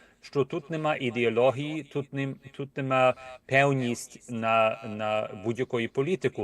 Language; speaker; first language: Ukrainian; early bilingual, heritage; Ukrainian